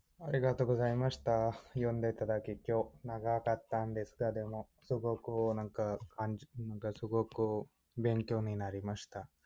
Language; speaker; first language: Japanese; non-native, fluent; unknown